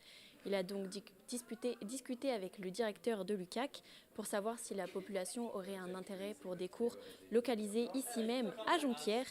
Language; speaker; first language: French; native; French